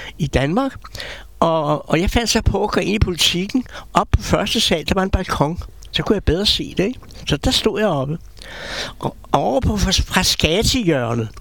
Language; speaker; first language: Danish; native; Danish